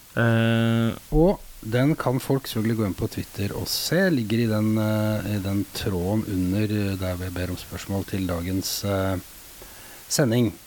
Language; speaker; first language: Norwegian; native; Norwegian